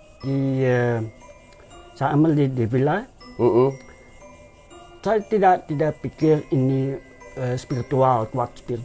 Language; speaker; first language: Indonesian; non-native, learner; Dutch